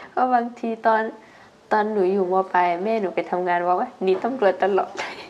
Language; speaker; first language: Thai; non-native, local second language; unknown